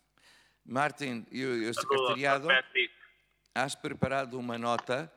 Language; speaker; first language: Spanish; non-native, learner; Portuguese